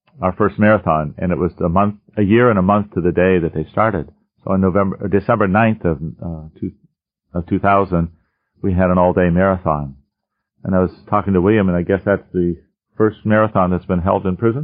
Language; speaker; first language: English; native; English